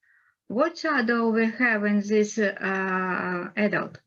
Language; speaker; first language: English; non-native, learner; Russian